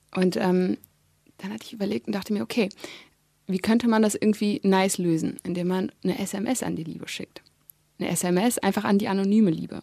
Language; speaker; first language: German; native; German